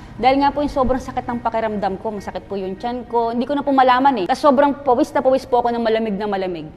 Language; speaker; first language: Filipino; native; Filipino